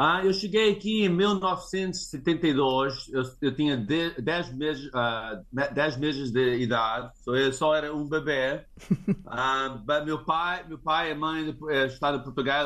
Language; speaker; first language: Portuguese; early bilingual, heritage; English